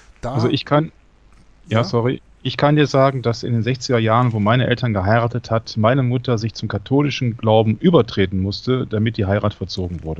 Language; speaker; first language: German; native; German